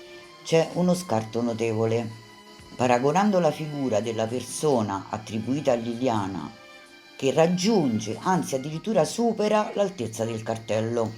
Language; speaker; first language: Italian; native; Italian